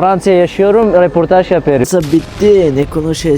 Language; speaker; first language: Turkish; non-native, learner; French